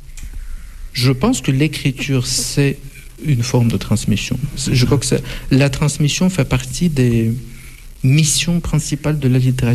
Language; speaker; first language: French; non-native, fluent; Russian